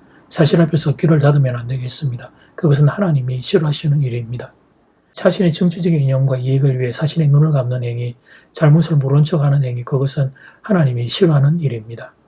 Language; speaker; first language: Korean; native; Korean